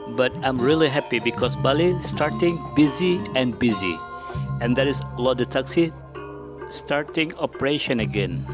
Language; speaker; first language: English; non-native, learner; Indonesian